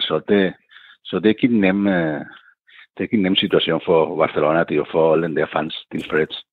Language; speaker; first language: Danish; non-native, fluent; Catalan